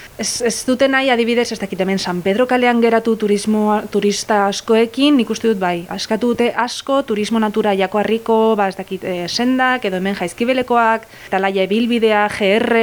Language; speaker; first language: Basque; non-native, local second language; Spanish